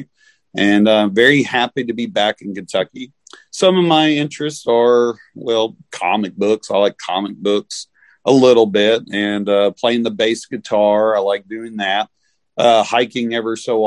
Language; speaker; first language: English; native; English